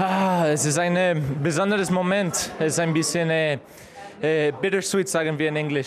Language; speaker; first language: German; non-native, fluent; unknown